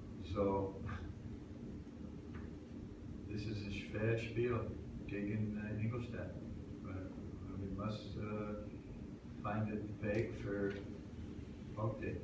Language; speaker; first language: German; non-native, learner; English